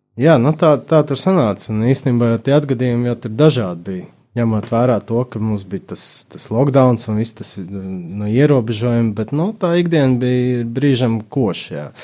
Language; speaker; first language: Latvian; native; Latvian